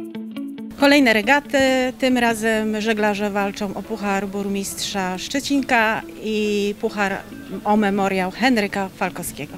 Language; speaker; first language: Polish; native; Polish